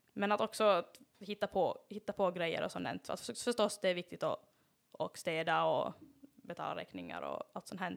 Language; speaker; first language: Swedish; native; Swedish